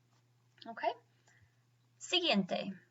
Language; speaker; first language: Spanish; non-native, fluent; English